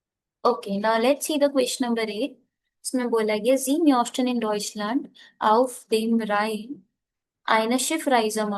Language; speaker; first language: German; non-native, fluent; Hindi